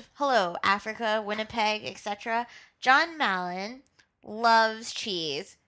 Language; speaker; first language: English; native; English